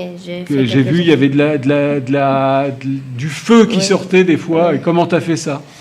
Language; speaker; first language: French; native; French